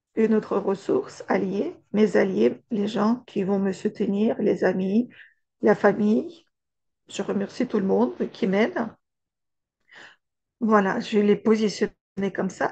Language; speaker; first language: French; non-native, fluent; Russian